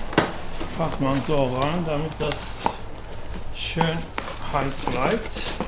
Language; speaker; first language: German; non-native, fluent; Turkish